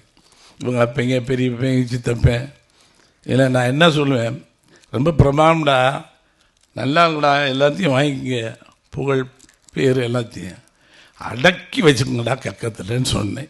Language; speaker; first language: Tamil; native; Tamil